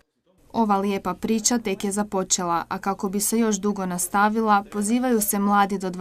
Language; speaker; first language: Croatian; native; Croatian